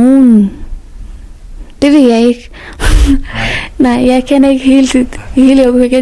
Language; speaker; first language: Danish; non-native, learner; Persian